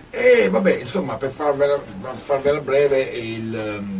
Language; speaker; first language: Italian; native; Italian